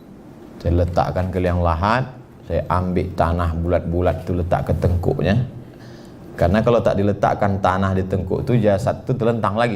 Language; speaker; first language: Indonesian; native; Indonesian